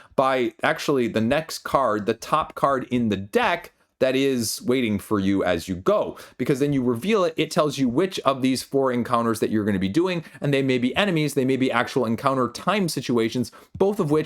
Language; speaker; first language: English; native; English